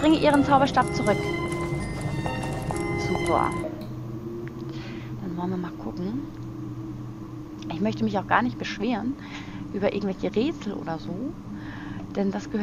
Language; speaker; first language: German; native; German